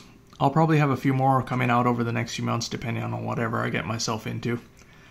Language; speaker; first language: English; native; English